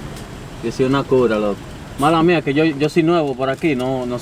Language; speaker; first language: Spanish; early bilingual, heritage; Spanish